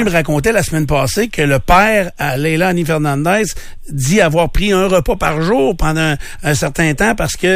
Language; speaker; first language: French; native; French